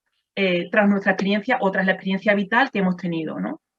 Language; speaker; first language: Spanish; native; Spanish